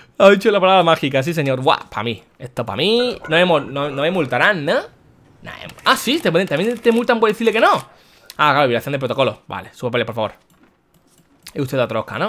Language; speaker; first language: Spanish; native; Spanish